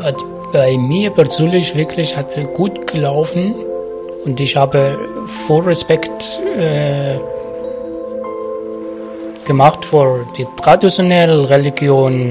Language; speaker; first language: German; non-native, learner; Arabic